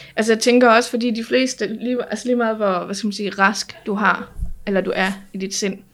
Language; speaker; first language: Danish; native; Danish